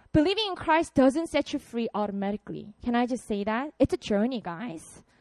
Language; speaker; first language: English; non-native, fluent; Korean